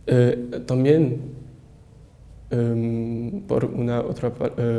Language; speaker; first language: Spanish; non-native, learner; French